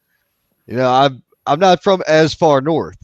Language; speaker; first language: English; native; English